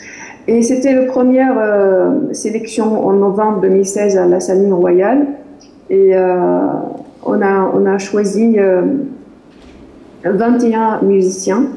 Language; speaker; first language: French; non-native, fluent; Arabic